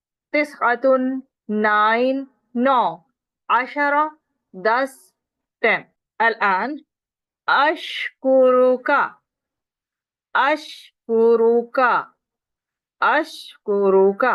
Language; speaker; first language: Arabic; non-native, fluent; Urdu